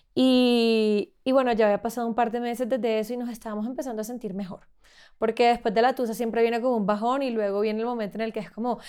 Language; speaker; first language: Spanish; native; Spanish